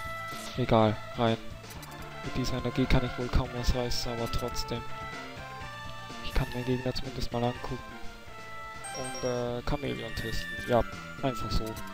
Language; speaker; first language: German; native; German